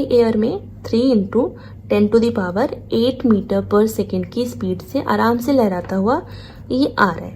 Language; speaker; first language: Hindi; native; Hindi